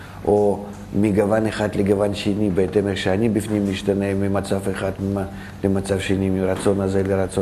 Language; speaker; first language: Hebrew; non-native, fluent; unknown